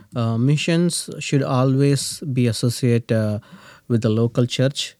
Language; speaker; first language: English; non-native, local second language; Telugu